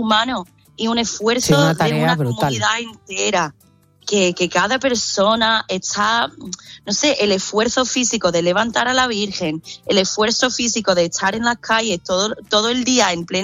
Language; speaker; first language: Spanish; non-native, fluent; English